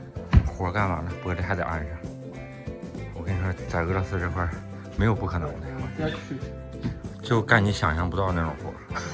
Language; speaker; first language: Chinese; native; Chinese